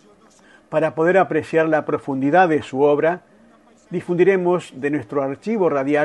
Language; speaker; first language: Spanish; native; Spanish